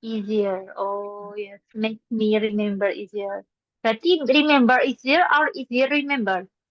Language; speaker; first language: English; non-native, learner; Indonesian